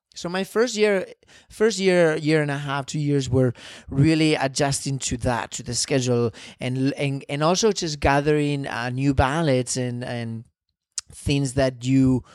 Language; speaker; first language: English; non-native, fluent; Spanish